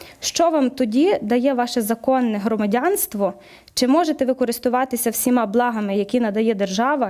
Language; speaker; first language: Ukrainian; native; Ukrainian